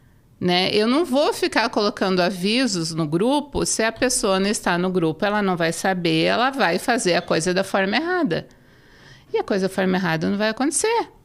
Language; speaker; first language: Portuguese; native; Portuguese